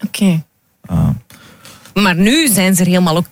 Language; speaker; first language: Dutch; native; Dutch